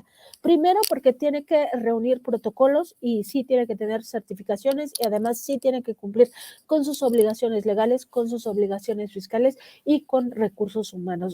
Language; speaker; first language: Spanish; native; Spanish